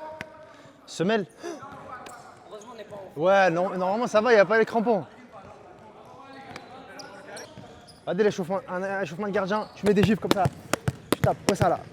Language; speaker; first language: French; native; French